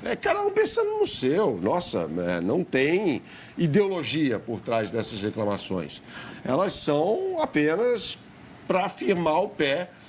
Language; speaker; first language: Portuguese; native; Portuguese